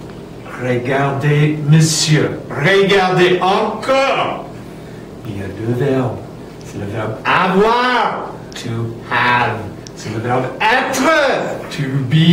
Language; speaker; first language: French; non-native, learner; English